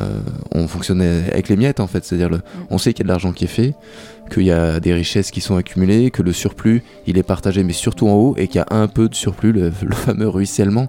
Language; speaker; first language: French; native; French